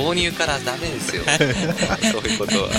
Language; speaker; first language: Japanese; native; Japanese